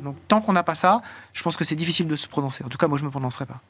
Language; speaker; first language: French; native; French